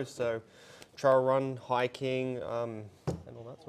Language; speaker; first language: English; native; English